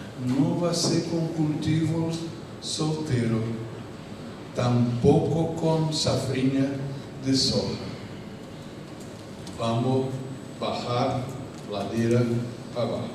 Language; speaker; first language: Spanish; non-native, fluent; Portuguese